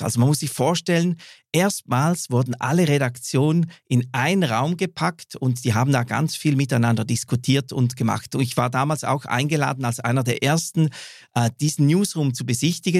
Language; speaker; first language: German; native; German